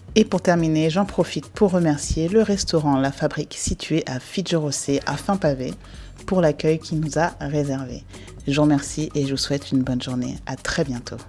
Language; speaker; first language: French; native; French